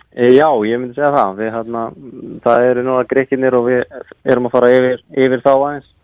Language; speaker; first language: Icelandic; native; Icelandic